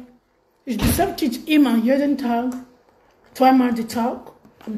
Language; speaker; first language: German; non-native, learner; Bini